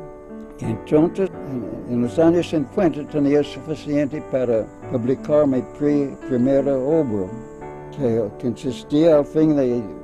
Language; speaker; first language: Spanish; non-native, fluent; English